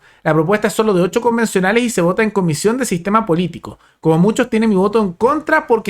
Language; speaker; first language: Spanish; native; Spanish